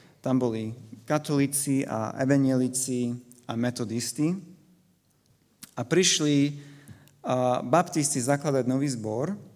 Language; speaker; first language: Slovak; non-native, fluent; English